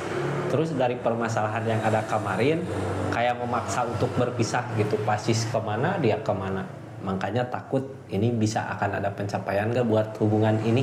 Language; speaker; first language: Indonesian; native; Indonesian